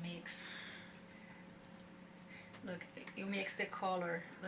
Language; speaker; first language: English; non-native, learner; Portuguese